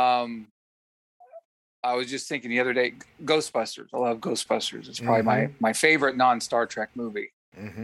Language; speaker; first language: English; native; English